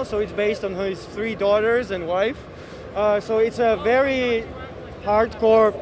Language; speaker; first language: English; non-native, fluent; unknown